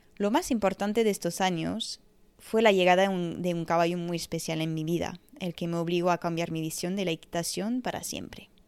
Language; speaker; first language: Spanish; non-native, fluent; French